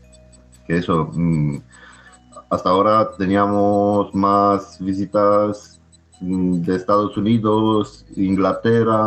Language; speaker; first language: Spanish; non-native, fluent; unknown